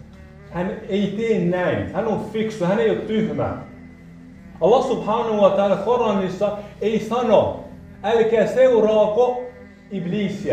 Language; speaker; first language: Finnish; non-native, fluent; Arabic